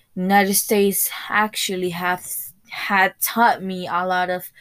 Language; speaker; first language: English; early bilingual, other home language; Spanish